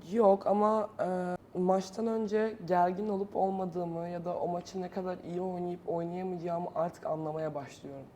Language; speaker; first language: Turkish; native; Turkish